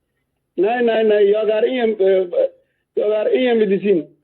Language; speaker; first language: Swedish; non-native, learner; Somali